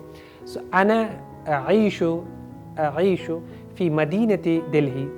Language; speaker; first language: Arabic; non-native, fluent; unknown